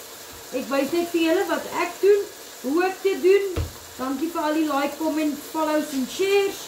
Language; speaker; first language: Afrikaans; native; Afrikaans